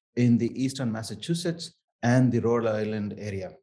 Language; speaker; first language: English; non-native, local second language; Tamil